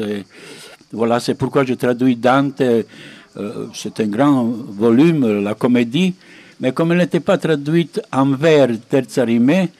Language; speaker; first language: French; non-native, fluent; Serbian